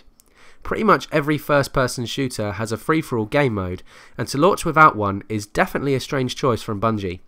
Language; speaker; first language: English; native; English